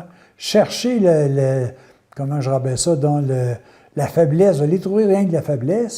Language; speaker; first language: French; native; French